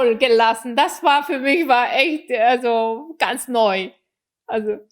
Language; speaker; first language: German; non-native, fluent; Korean